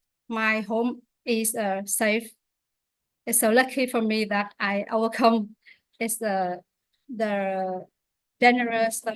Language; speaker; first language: English; non-native, learner; Vietnamese